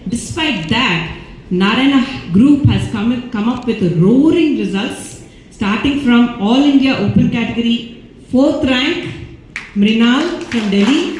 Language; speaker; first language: English; non-native, local second language; Telugu